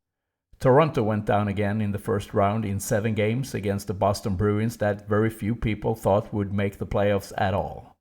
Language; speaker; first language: English; non-native, fluent; Swedish